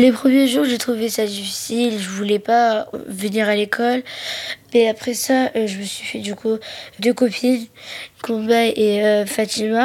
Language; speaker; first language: French; early bilingual, other home language; Arabic